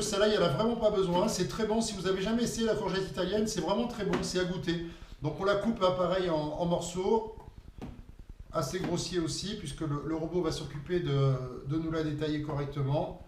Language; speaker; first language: French; native; French